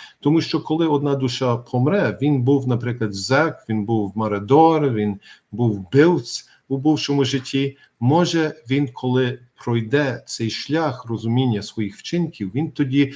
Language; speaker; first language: Ukrainian; early bilingual, heritage; Ukrainian